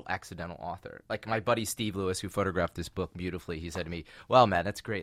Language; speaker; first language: English; native; English